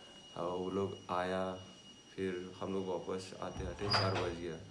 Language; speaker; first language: Hindi; non-native, local second language; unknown